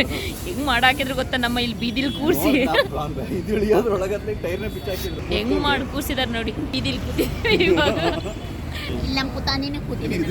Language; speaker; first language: Kannada; native; Kannada